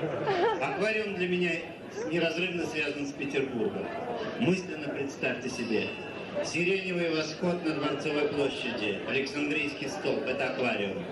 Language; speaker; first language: Russian; native; Russian